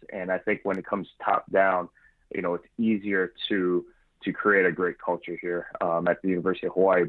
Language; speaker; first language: English; native; English